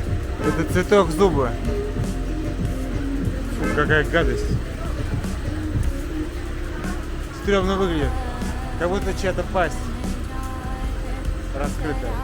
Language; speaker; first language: Russian; native; Russian